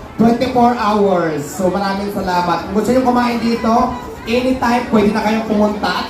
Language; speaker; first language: Filipino; native; Filipino